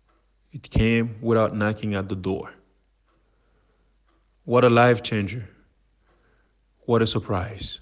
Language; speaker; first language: English; non-native, fluent; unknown